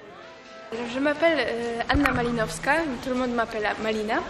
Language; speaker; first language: French; non-native, fluent; Polish